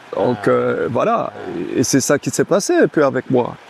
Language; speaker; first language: French; non-native, local second language; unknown